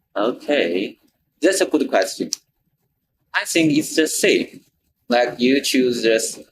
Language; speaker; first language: English; non-native, learner; Chinese